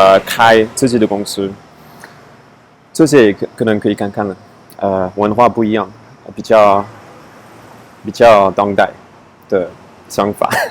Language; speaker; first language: Chinese; non-native, fluent; French